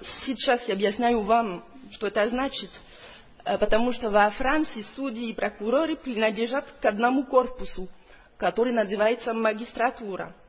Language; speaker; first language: Russian; non-native, fluent; French